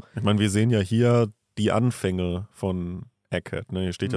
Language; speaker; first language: German; native; German